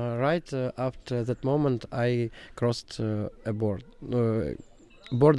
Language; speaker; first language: English; non-native, learner; Ukrainian